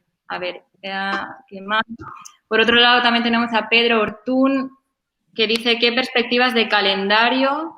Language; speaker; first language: Spanish; native; Spanish